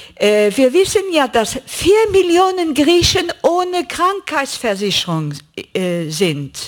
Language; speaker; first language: German; non-native, fluent; Greek